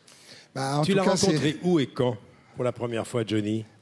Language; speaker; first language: French; native; French